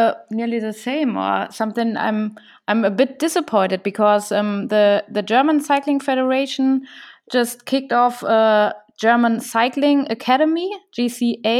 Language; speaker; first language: English; non-native, fluent; German